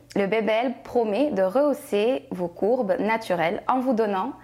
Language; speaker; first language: French; native; French